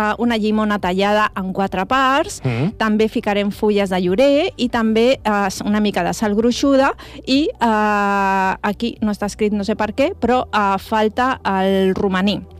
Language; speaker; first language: Catalan; non-native, local second language; Spanish